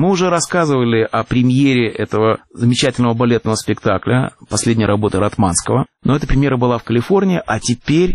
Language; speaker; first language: Russian; native; Russian